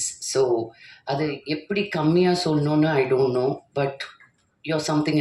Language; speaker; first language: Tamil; non-native, local second language; Telugu